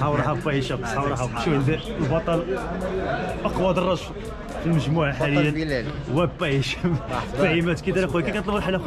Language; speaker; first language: Arabic; native; Arabic